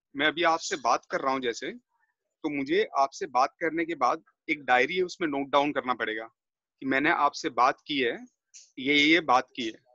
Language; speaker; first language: Hindi; native; Hindi